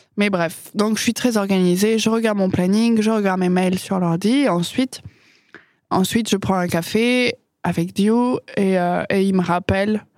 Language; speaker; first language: French; non-native, fluent; English